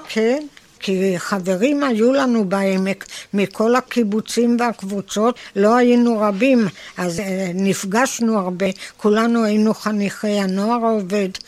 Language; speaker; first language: Hebrew; native; Hebrew